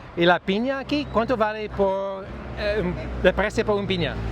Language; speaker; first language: Spanish; non-native, learner; English